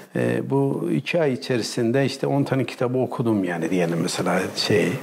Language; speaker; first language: Turkish; native; Turkish